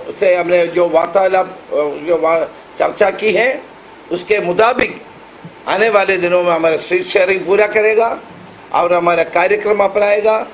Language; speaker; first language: Hindi; non-native, local second language; Marathi